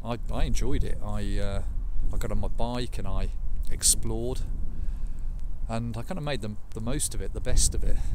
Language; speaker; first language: English; native; English